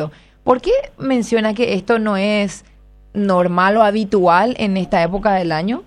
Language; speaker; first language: Spanish; native; Spanish